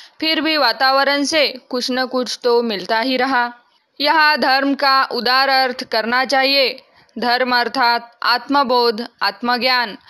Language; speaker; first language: Hindi; non-native, local second language; Marathi